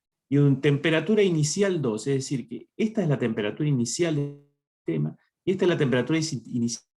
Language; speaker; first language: Spanish; native; Spanish